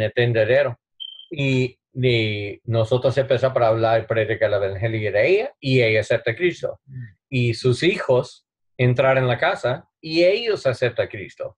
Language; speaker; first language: Spanish; non-native, learner; English